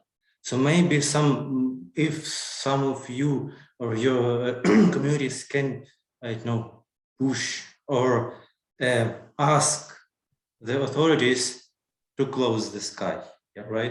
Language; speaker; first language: English; non-native, learner; Ukrainian